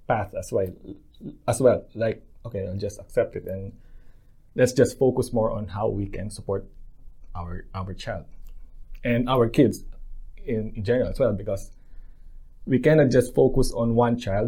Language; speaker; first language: English; non-native, local second language; Filipino